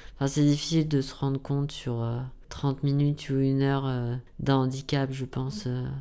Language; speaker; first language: French; native; French